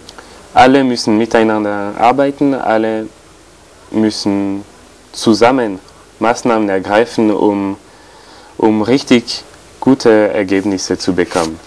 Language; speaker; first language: German; non-native, fluent; French